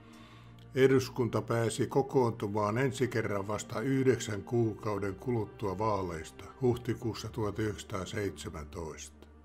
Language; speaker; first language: Finnish; native; Finnish